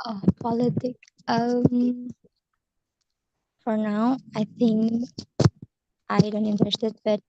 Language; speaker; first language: English; non-native, learner; Indonesian